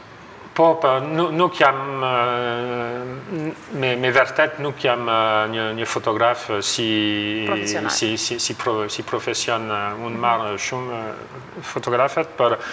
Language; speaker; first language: Albanian; non-native, learner; French